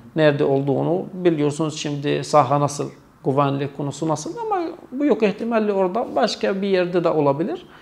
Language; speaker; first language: Turkish; non-native, fluent; Arabic